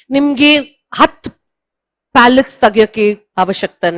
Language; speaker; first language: Kannada; non-native, learner; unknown